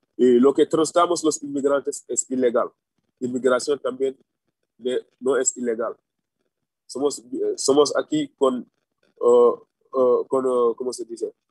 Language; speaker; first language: Spanish; non-native, learner; Wolof